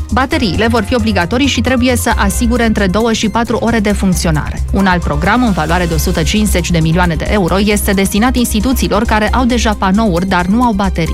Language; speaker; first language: Romanian; native; Romanian